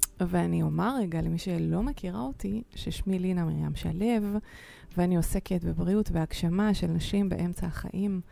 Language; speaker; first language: Hebrew; native; Hebrew